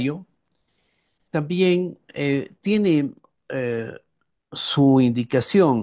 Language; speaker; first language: Spanish; native; Spanish